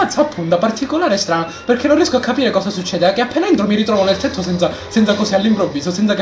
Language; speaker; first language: Italian; native; Italian